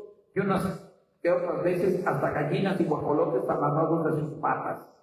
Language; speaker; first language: Spanish; native; Spanish